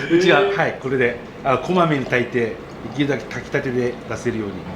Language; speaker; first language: Japanese; native; Japanese